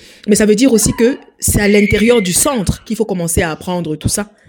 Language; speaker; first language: French; native; French